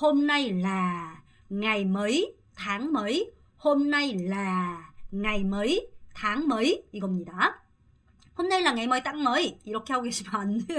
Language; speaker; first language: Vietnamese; non-native, fluent; Korean